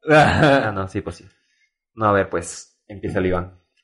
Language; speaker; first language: Spanish; native; Spanish